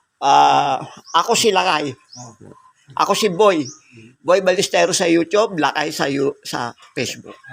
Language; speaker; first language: Filipino; native; Filipino